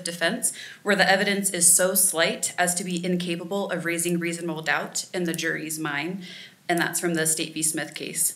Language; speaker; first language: English; native; English